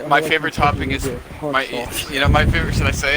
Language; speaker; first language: English; native; English